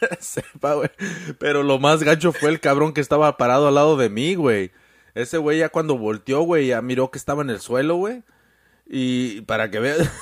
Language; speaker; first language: Spanish; early bilingual, heritage; Spanish